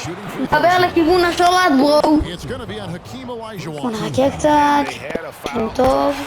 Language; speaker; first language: Hebrew; native; Hebrew